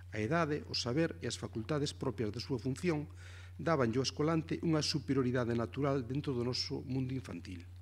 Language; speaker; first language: Galician; native; Galician